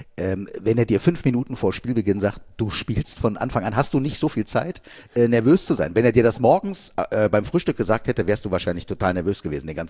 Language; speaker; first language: German; native; German